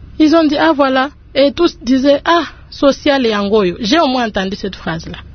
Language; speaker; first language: French; non-native, local second language; Lingala